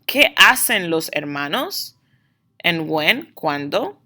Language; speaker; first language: Spanish; non-native, fluent; English